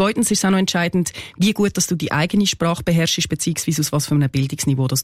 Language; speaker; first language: German; native; German